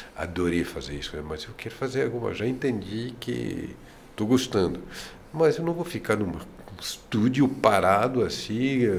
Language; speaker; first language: Portuguese; non-native, fluent; French